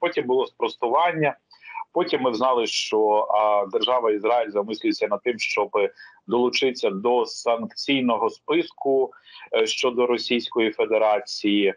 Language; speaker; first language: Ukrainian; native; Ukrainian